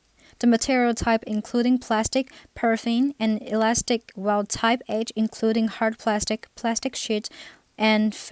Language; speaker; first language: English; non-native, fluent; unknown